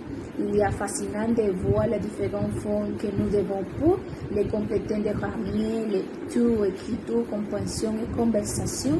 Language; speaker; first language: French; non-native, learner; Spanish